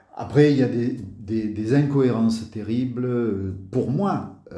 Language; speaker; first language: French; native; French